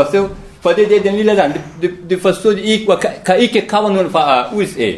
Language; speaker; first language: Danish; non-native, learner; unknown